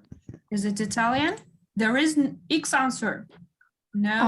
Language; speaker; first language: English; non-native, fluent; Kyrgyz